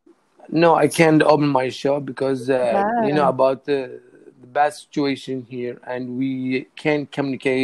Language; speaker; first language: English; non-native, learner; Arabic